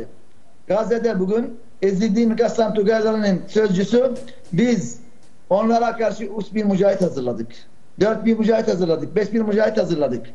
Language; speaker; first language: Turkish; non-native, fluent; Arabic